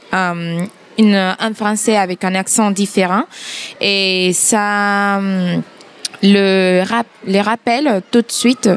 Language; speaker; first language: French; non-native, fluent; Spanish